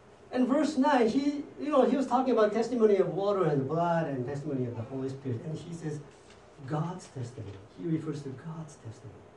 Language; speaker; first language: English; non-native, fluent; Japanese